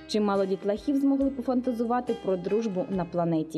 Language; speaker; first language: Ukrainian; native; Ukrainian